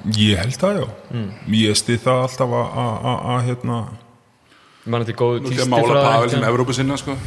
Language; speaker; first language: Icelandic; early bilingual, other home language; Russian